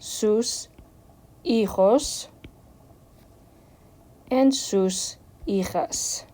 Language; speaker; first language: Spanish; non-native, fluent; English